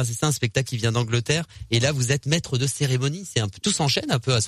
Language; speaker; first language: French; native; French